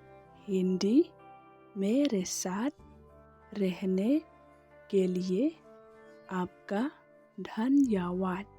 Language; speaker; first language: Hindi; non-native, local second language; Khasi